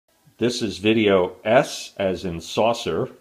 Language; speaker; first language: English; native; English